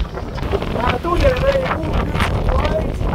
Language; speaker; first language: French; native; French